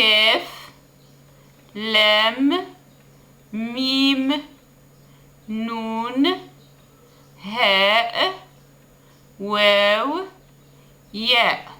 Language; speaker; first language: Arabic; native; Arabic